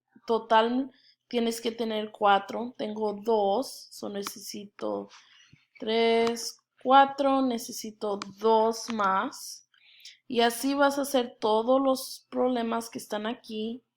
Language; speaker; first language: Spanish; early bilingual, other home language; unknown